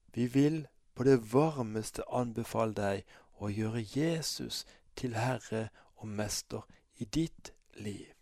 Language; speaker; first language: Norwegian; native; Norwegian